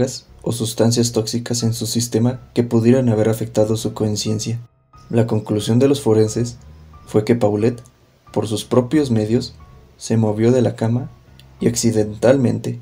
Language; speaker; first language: Spanish; native; Spanish